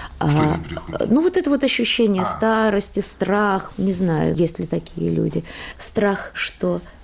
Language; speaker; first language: Russian; native; Russian